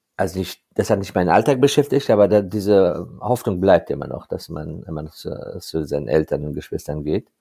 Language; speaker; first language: German; non-native, fluent; Persian